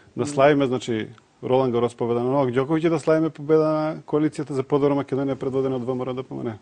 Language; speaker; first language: Macedonian; non-native, local second language; Serbian